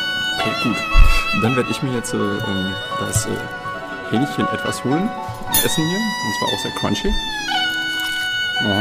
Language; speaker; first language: German; native; German